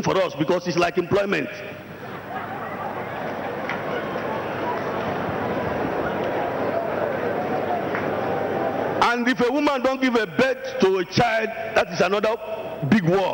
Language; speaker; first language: English; non-native, local second language; Igbo